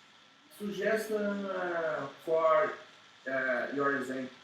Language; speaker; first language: English; non-native, learner; Portuguese